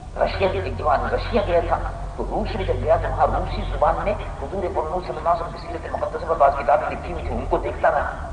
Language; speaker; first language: Urdu; native; Urdu